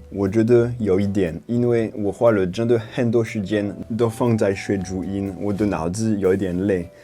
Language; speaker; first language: Chinese; non-native, fluent; French